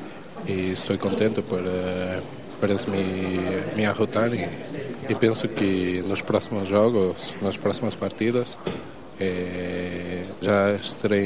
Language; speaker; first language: Italian; non-native, learner; Spanish